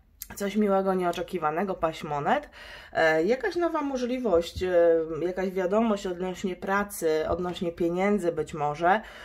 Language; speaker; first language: Polish; native; Polish